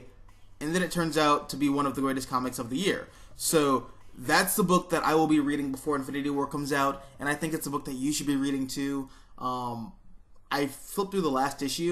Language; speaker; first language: English; native; English